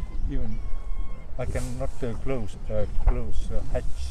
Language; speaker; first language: English; non-native, learner; Estonian